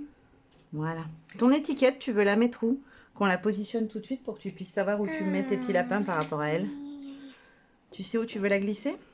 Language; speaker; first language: French; native; French